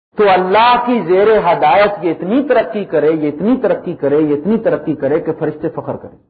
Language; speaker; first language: Urdu; non-native, local second language; Punjabi